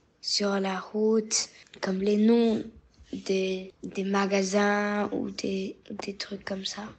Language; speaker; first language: French; early bilingual, heritage; French